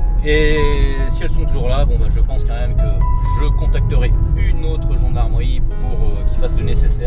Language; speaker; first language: French; native; French